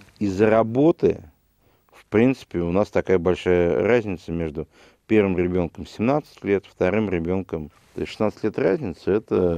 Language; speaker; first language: Russian; native; Russian